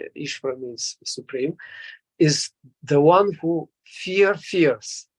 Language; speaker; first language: English; non-native, fluent; Bulgarian